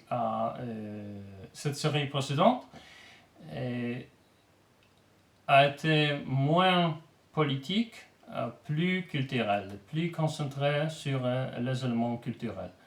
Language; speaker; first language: French; non-native, learner; Polish